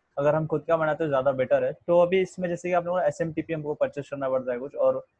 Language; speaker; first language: Hindi; native; Hindi